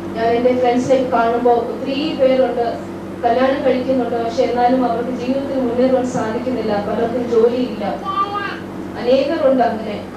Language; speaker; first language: Malayalam; early bilingual, heritage; Malayalam